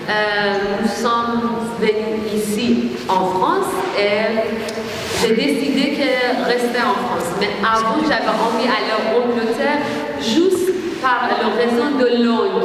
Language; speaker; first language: French; non-native, learner; Persian